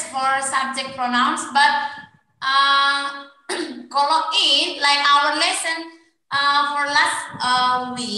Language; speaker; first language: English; non-native, fluent; Indonesian